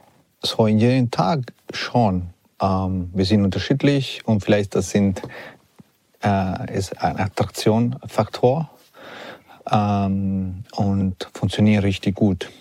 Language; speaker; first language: German; non-native, fluent; Italian